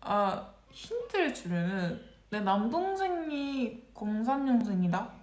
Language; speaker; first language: Korean; non-native, local second language; Japanese